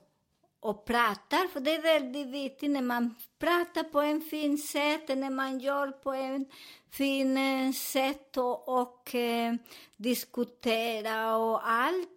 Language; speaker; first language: Swedish; non-native, learner; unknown